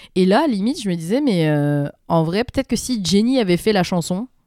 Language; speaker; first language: French; native; French